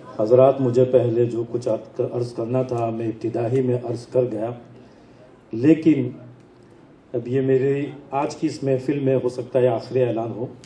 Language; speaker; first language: Urdu; native; Urdu